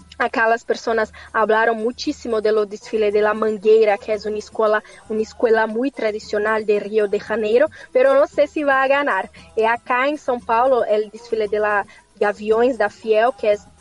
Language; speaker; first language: Spanish; non-native, fluent; Portuguese